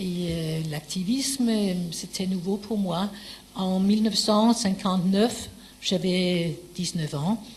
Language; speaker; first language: French; non-native, fluent; Danish